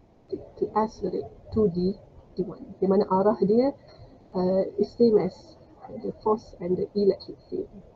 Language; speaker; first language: English; non-native, local second language; Malay